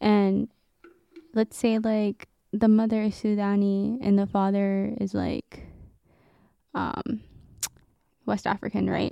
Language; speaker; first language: English; native; English